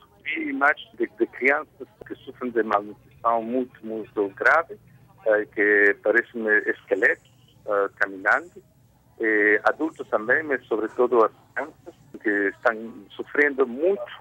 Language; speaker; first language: Portuguese; non-native, fluent; Spanish